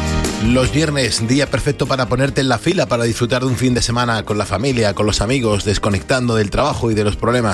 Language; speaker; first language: Spanish; native; Spanish